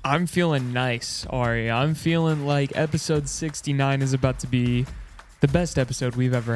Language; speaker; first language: English; native; English